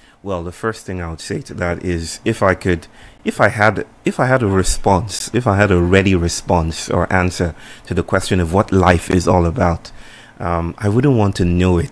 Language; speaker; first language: English; non-native, local second language; Yoruba